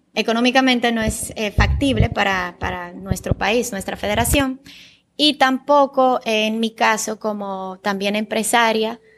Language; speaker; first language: Spanish; early bilingual, other home language; Bulgarian